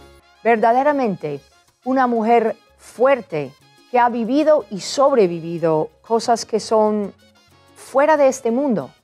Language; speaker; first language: Spanish; non-native, fluent; English